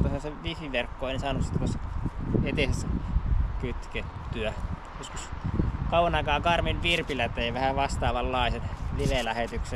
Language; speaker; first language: Finnish; native; Finnish